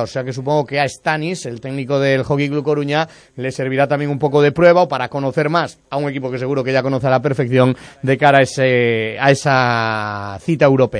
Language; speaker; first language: Spanish; native; Spanish